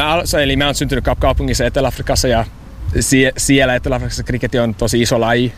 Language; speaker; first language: Finnish; non-native, fluent; English